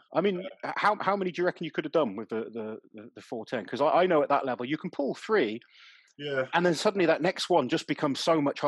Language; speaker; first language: English; native; English